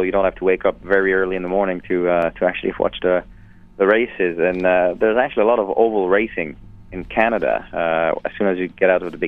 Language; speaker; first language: English; non-native, fluent; French